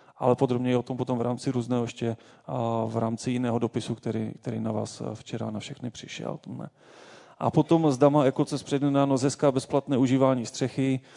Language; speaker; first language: Czech; native; Czech